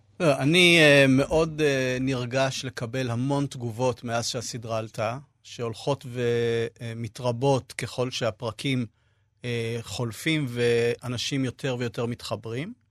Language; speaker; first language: Hebrew; native; Hebrew